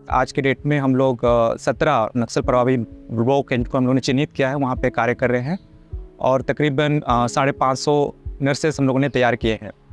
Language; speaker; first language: Hindi; native; Hindi